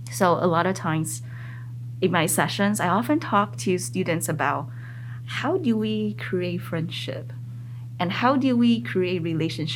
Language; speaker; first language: English; non-native, fluent; Chinese